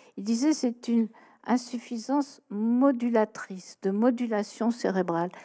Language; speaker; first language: French; native; French